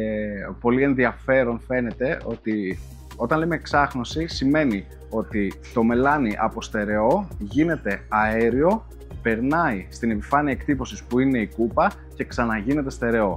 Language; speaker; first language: Greek; native; Greek